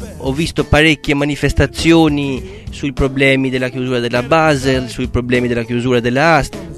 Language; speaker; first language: Italian; non-native, fluent; Albanian